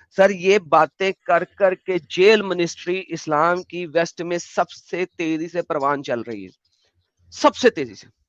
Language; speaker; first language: Urdu; non-native, local second language; Punjabi